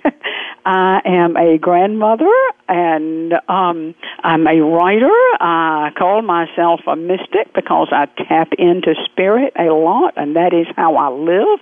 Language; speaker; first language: English; native; English